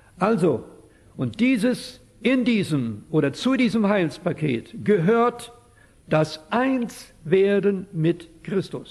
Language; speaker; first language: German; early bilingual, heritage; German